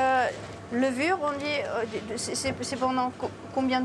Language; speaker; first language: French; non-native, learner; Dutch